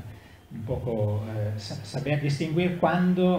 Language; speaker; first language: Spanish; non-native, learner; Italian